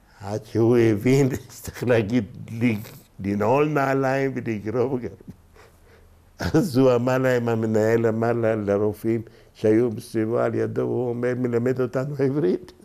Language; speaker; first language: Hebrew; non-native, local second language; Ladino